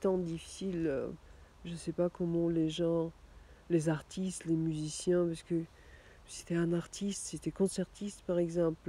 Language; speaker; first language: French; non-native, fluent; Russian